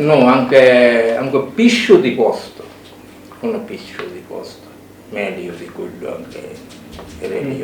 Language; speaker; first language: Italian; non-native, learner; Bangla